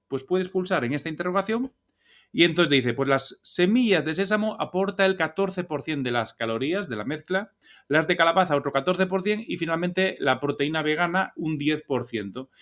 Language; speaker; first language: Spanish; native; Spanish